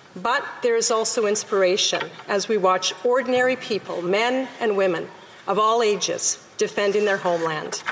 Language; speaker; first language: English; native; English